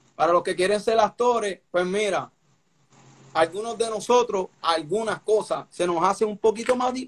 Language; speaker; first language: Spanish; native; Spanish